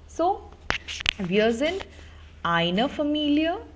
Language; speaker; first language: German; non-native, local second language; Hindi